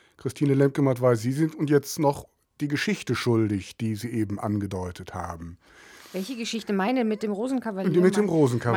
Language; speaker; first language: German; native; German